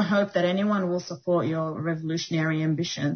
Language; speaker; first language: English; native; English